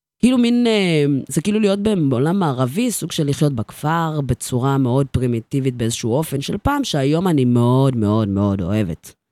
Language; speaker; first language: Hebrew; early bilingual, other home language; Amharic